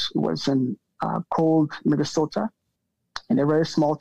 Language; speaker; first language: English; non-native, local second language; Akan